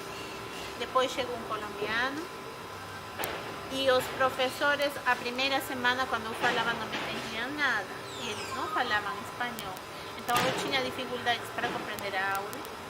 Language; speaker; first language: Portuguese; non-native, fluent; Spanish